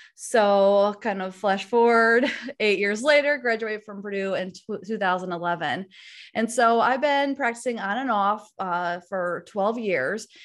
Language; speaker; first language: English; native; English